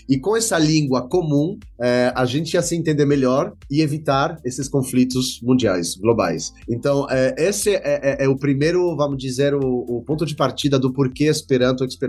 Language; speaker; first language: Portuguese; non-native, fluent; French